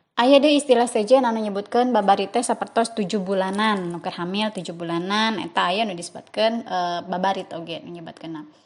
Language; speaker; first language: Sundanese; native; Sundanese